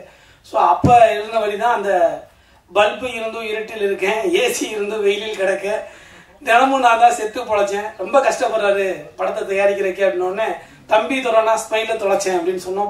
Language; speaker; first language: Tamil; native; Tamil